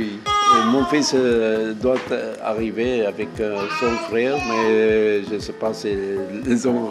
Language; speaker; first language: French; non-native, fluent; Arabic